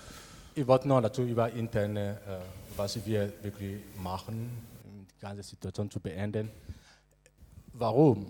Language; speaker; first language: German; non-native, learner; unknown